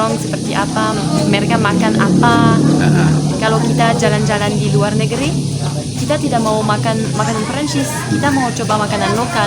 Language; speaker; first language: Indonesian; non-native, fluent; French